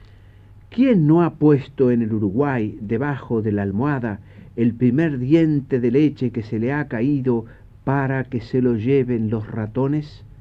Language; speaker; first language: Spanish; native; Spanish